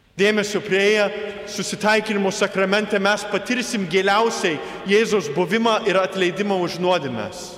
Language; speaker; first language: Lithuanian; early bilingual, heritage; Lithuanian